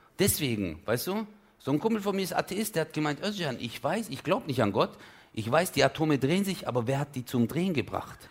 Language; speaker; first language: German; early bilingual, other home language; Turkish